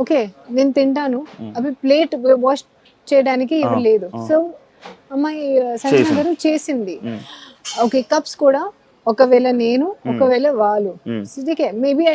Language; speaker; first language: Telugu; non-native, learner; Hindi